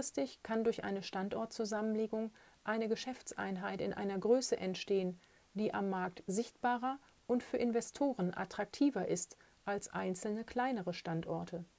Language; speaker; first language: German; native; German